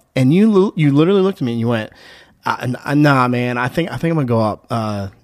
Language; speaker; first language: English; native; English